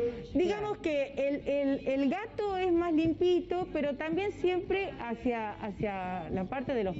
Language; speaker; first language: Spanish; native; Spanish